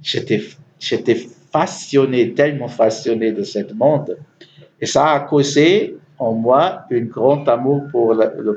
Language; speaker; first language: French; non-native, learner; German